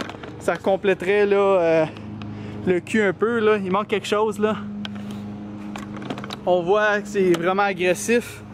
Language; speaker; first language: French; native; French